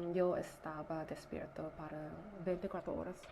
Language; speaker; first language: Spanish; non-native, learner; English